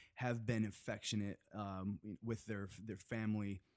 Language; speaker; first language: English; native; English